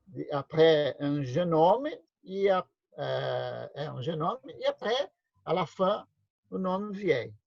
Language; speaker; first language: French; non-native, learner; Portuguese